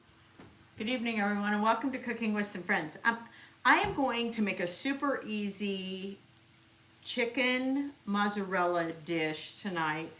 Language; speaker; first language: English; native; English